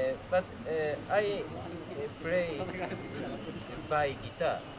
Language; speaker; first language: English; non-native, learner; Japanese